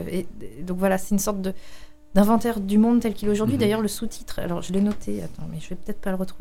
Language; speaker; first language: French; native; French